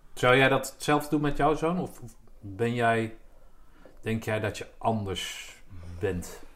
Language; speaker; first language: Dutch; native; Dutch